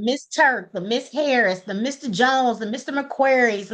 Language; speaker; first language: English; native; English